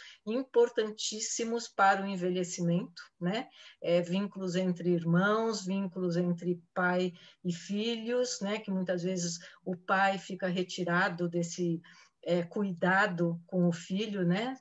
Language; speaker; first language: Portuguese; native; Portuguese